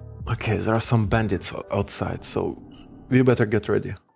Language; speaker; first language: English; non-native, fluent; Russian